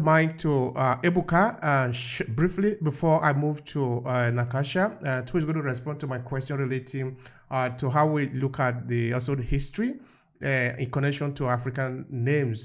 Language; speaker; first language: English; non-native, local second language; Esan